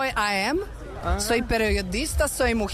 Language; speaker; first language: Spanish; non-native, learner; Serbian